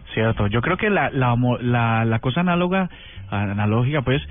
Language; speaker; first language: Spanish; native; Spanish